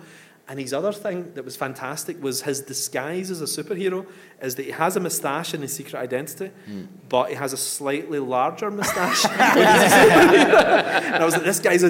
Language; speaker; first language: English; native; English